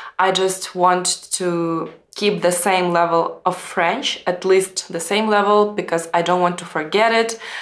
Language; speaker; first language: English; non-native, fluent; Russian